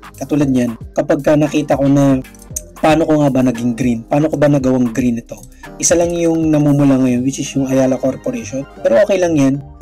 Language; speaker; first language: Filipino; non-native, local second language; Cebuano